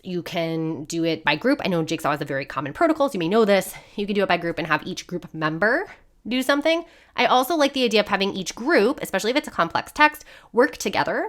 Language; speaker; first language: English; native; English